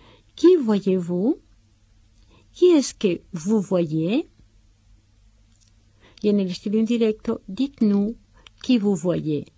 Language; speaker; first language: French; non-native, fluent; Spanish